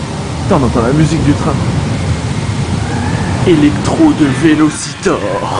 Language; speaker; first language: French; native; French